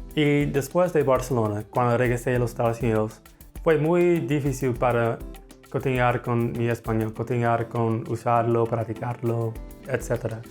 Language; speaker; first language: Spanish; non-native, fluent; English